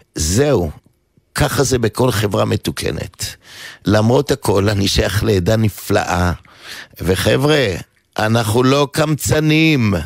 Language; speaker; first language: Hebrew; native; Hebrew